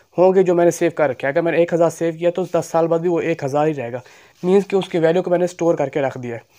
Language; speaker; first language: Urdu; non-native, local second language; Punjabi